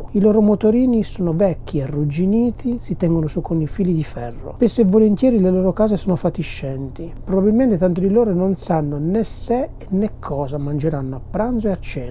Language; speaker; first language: Italian; native; Italian